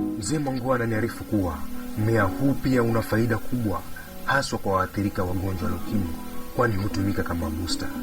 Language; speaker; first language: Swahili; native; Swahili